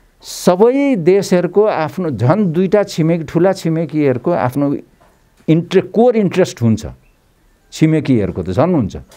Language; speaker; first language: Nepali; native; Nepali